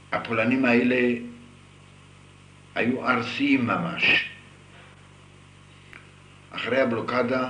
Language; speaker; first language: Hebrew; non-native, fluent; Yiddish